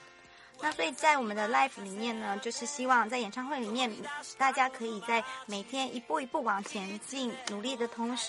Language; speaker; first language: Chinese; native; Chinese